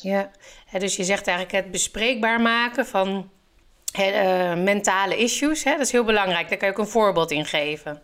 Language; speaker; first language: Dutch; native; Dutch